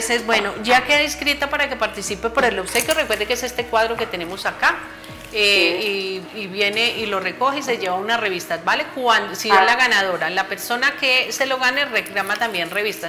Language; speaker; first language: Spanish; native; Spanish